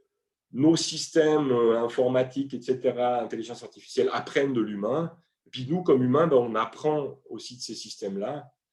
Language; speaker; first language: French; native; French